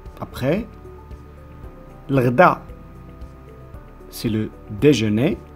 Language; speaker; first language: French; non-native, local second language; Arabic